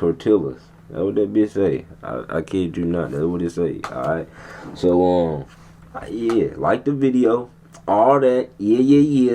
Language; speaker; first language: English; native; English